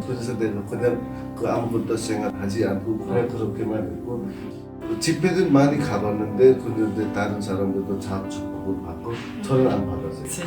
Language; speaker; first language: Korean; non-native, fluent; Nepali